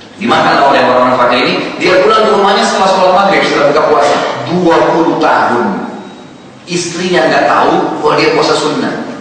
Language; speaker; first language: Indonesian; native; Indonesian